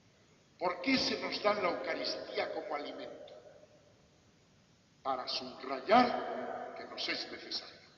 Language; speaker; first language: Spanish; native; Spanish